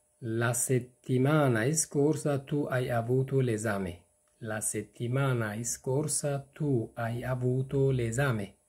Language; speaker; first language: Italian; non-native, fluent; Persian